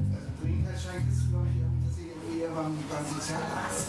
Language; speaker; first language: German; native; German